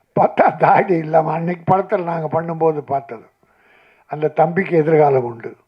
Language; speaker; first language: Tamil; native; Tamil